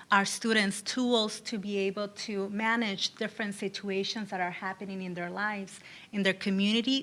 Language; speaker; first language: English; early bilingual, other home language; Spanish